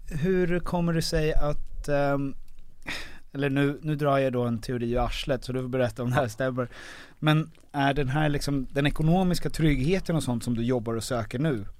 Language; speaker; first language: Swedish; native; Swedish